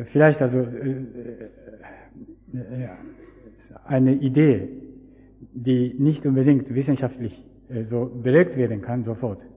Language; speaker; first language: German; non-native, fluent; Japanese